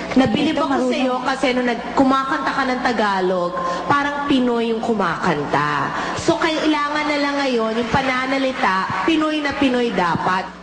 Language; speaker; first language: Filipino; native; Filipino